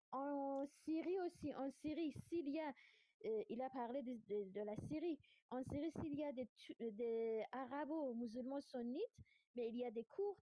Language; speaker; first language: French; non-native, fluent; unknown